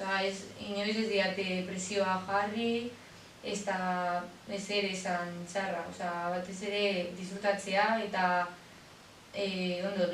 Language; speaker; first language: Basque; non-native, local second language; Spanish